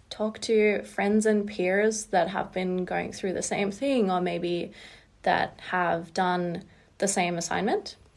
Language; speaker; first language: English; non-native, fluent; German